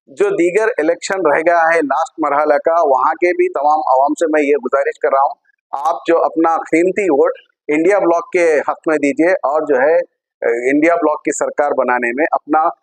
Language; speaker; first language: Urdu; native; Urdu